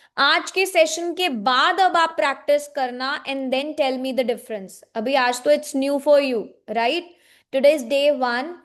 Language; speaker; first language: Hindi; native; Hindi